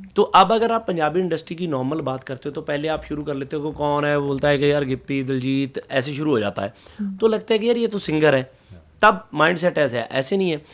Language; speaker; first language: Hindi; non-native, local second language; Punjabi